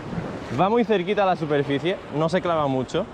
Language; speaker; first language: Spanish; native; Spanish